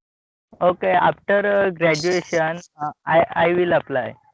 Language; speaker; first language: English; non-native, learner; Marathi